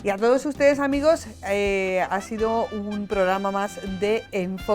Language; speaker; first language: Spanish; native; Spanish